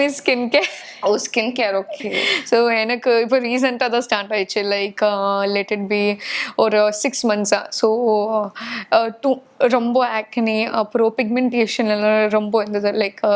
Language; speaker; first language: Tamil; non-native, local second language; Hindi